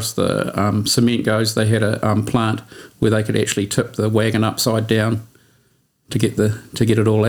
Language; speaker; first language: English; native; English